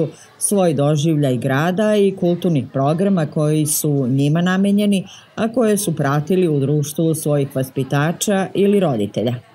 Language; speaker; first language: Serbian; native; Serbian